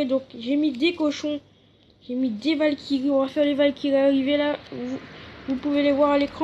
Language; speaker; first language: French; native; French